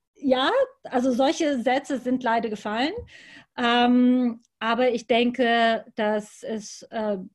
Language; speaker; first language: German; native; German